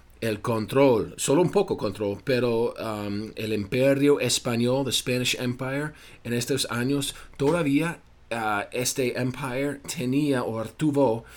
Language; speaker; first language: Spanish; non-native, fluent; English